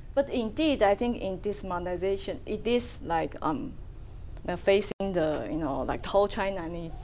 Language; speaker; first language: English; non-native, fluent; Chinese